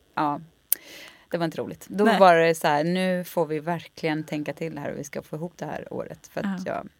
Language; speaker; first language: Swedish; native; Swedish